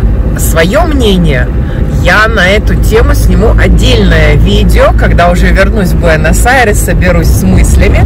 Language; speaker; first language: Russian; native; Russian